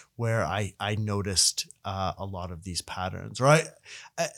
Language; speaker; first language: English; native; English